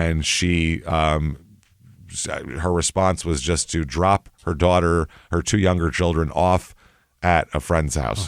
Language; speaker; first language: English; native; English